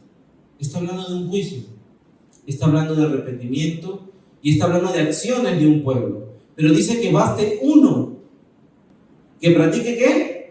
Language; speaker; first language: Spanish; native; Spanish